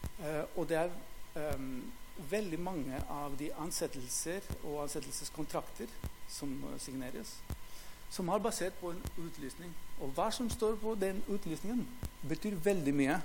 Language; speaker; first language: Norwegian; non-native, fluent; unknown